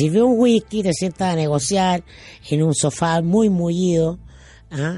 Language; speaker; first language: Spanish; native; Spanish